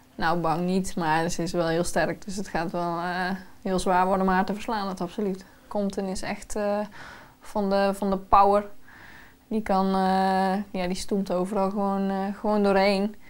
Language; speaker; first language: Dutch; native; Dutch